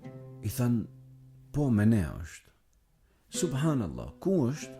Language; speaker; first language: Albanian; native; Albanian